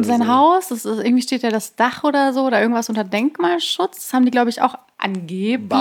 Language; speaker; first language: German; early bilingual, other home language; Persian